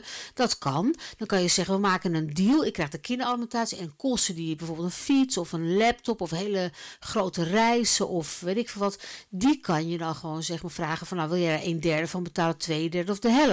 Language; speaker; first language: Dutch; native; Dutch